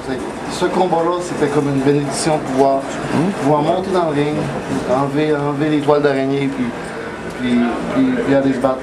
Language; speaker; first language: French; native; French